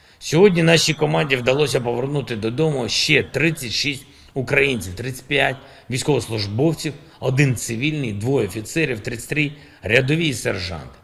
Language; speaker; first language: Ukrainian; non-native, local second language; Russian